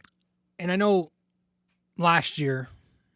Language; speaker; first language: English; native; English